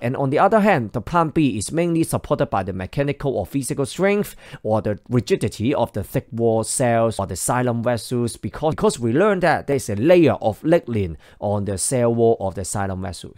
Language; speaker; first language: English; non-native, local second language; Cantonese